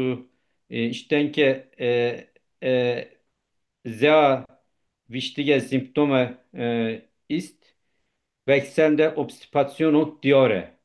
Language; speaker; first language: German; non-native, learner; Turkish